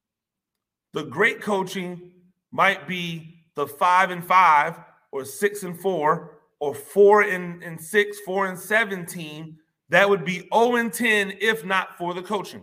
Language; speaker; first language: English; native; English